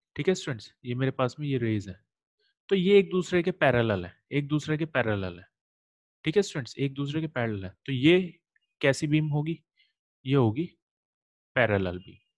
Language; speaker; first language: Hindi; native; Hindi